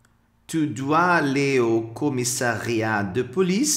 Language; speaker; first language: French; non-native, fluent; Portuguese